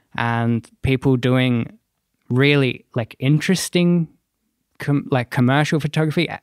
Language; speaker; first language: English; native; English